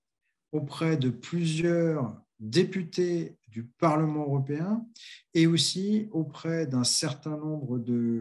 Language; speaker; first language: French; native; French